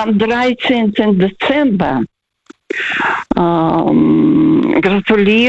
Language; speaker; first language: German; non-native, fluent; Russian